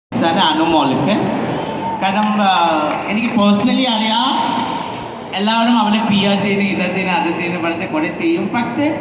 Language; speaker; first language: Malayalam; non-native, local second language; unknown